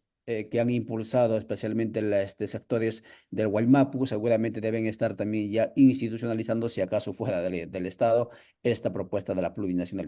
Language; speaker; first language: Spanish; native; Spanish